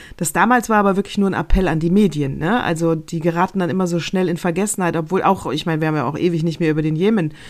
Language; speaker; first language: German; native; German